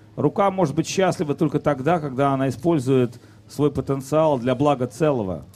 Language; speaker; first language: Russian; native; Russian